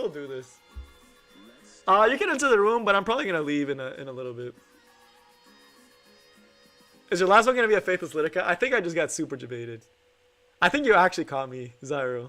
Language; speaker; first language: English; native; English